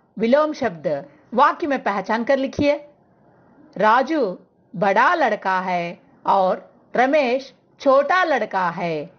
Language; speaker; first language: Hindi; non-native, local second language; Telugu